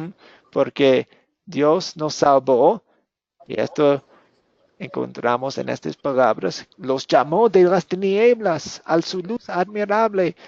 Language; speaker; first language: Spanish; non-native, fluent; English